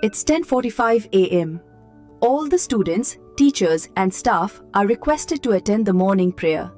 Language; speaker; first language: English; non-native, local second language; Bangla